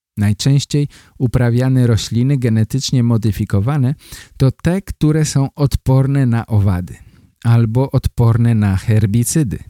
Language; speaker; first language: Polish; native; Polish